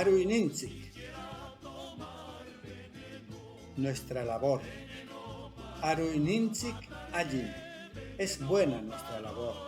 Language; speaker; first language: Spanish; non-native, local second language; Quechua